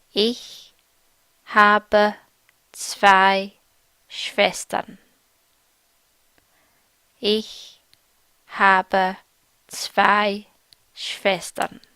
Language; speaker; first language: German; non-native, fluent; English